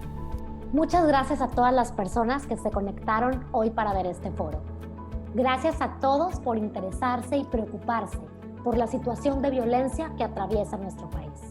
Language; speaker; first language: Spanish; native; Spanish